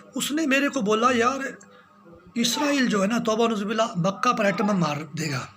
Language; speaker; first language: Urdu; non-native, local second language; Punjabi